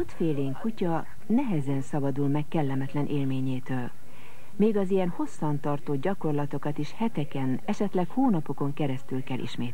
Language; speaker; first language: Hungarian; native; Hungarian